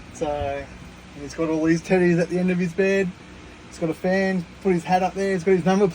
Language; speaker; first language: English; native; English